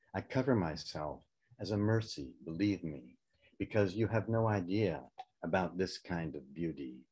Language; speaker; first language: English; native; English